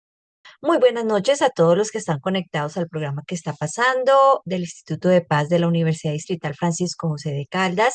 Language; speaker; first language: Spanish; native; Spanish